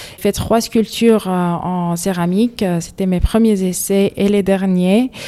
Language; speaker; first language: French; non-native, fluent; Arabic